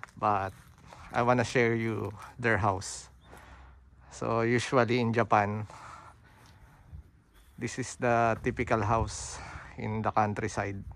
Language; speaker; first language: English; non-native, local second language; Filipino